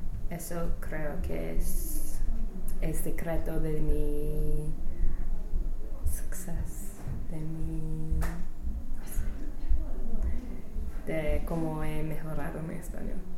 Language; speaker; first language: Spanish; non-native, learner; English